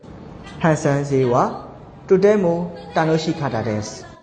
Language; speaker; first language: Japanese; non-native, learner; Burmese